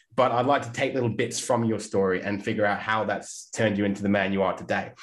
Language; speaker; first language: English; native; English